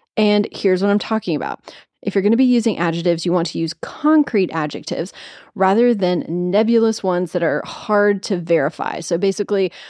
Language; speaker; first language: English; native; English